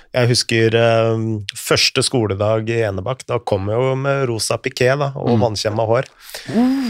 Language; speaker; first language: Norwegian; native; Norwegian